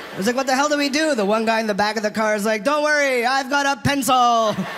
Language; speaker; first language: English; early bilingual, other home language; Filipino